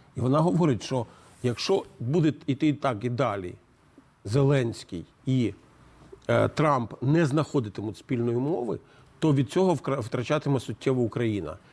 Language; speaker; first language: Ukrainian; native; Ukrainian